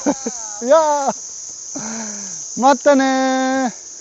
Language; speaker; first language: Japanese; non-native, learner; German